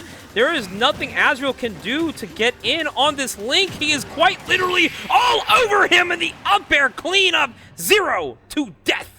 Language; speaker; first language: English; native; English